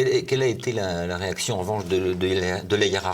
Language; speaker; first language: French; native; French